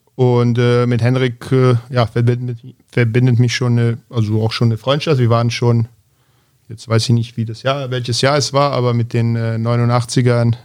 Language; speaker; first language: German; early bilingual, other home language; Bosnian